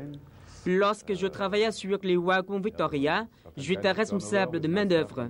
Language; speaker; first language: French; non-native, fluent; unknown